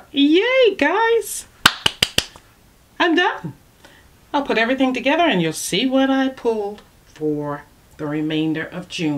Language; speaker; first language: English; native; English